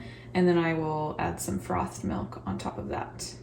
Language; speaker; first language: English; native; English